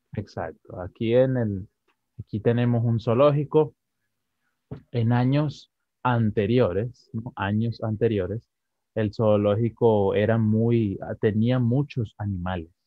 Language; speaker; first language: Spanish; native; Spanish